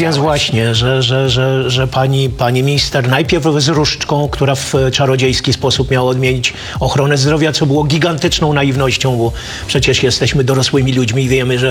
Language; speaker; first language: Polish; native; Polish